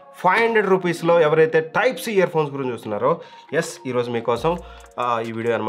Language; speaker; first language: Telugu; native; Telugu